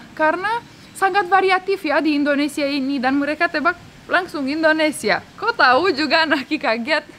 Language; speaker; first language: Indonesian; non-native, fluent; Romanian